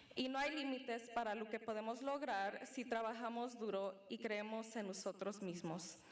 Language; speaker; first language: Spanish; early bilingual, other home language; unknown